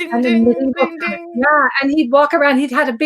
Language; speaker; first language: English; native; English